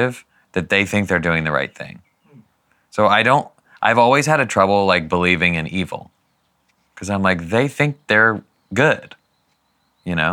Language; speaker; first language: English; native; English